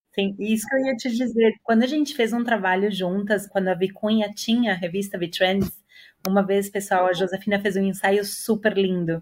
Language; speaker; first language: Portuguese; native; Portuguese